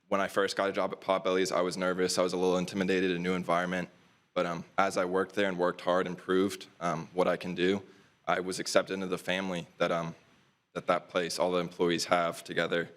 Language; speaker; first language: English; native; English